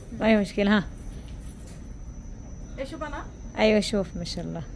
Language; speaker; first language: Arabic; non-native, learner; Bangla